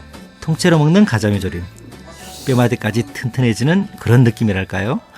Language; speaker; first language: Korean; native; Korean